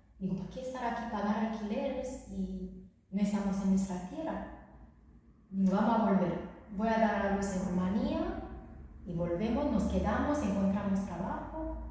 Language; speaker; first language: Spanish; non-native, fluent; Romanian